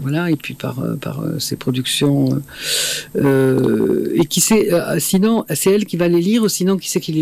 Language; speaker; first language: French; native; French